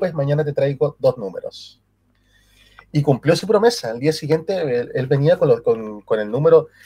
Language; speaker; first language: Spanish; native; Spanish